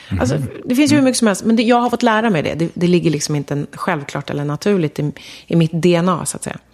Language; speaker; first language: Swedish; early bilingual, other home language; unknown